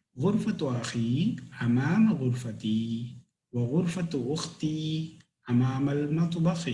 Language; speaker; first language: Arabic; non-native, fluent; Tamil